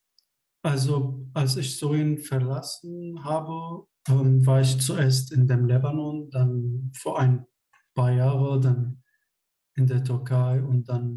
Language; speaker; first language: German; non-native, fluent; Arabic